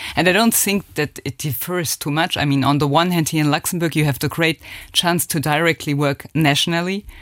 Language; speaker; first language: English; non-native, fluent; German